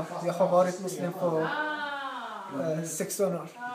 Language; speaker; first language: Swedish; non-native, learner; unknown